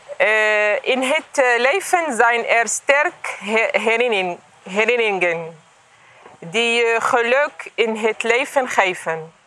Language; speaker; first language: Dutch; non-native, learner; Arabic